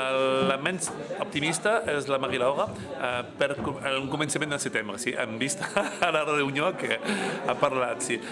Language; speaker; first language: Catalan; non-native, local second language; French